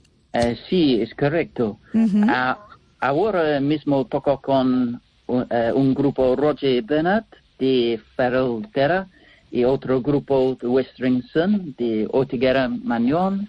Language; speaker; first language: Spanish; non-native, learner; English